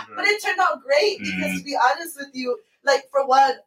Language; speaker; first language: English; early bilingual, other home language; Spanish